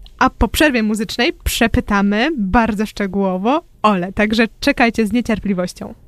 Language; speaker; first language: Polish; native; Polish